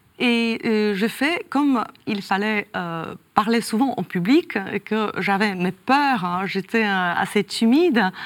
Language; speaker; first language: French; non-native, fluent; Polish